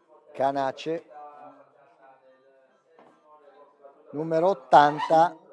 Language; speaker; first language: Italian; native; Italian